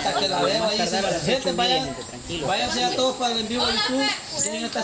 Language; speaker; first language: Spanish; native; Spanish